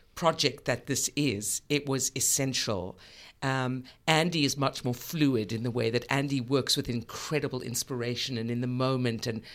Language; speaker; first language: English; native; English